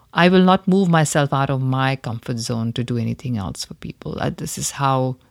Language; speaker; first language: English; non-native, local second language; Hindi